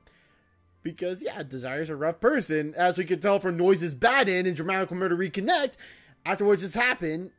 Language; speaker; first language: English; native; English